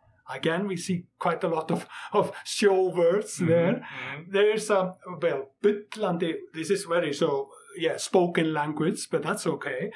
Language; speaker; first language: English; non-native, fluent; Icelandic